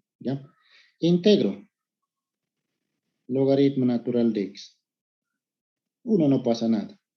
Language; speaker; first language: Spanish; native; Spanish